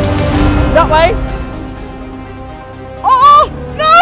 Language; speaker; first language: English; native; English